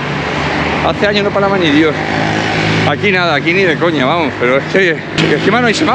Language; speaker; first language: Spanish; native; Spanish